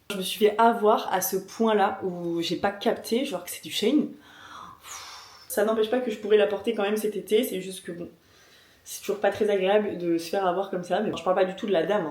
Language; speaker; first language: French; native; French